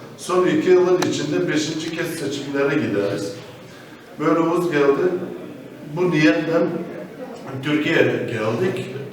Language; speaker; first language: Turkish; native; Turkish